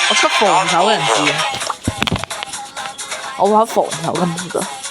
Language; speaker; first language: Chinese; early bilingual, heritage; Cantonese